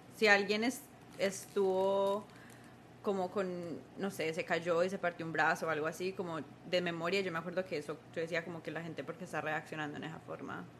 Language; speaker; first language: Spanish; early bilingual, heritage; Spanish